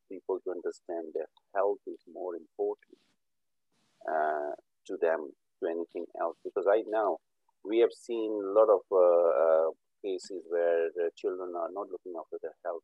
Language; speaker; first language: English; non-native, local second language; Urdu